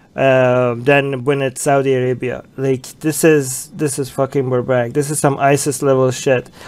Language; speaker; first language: English; native; English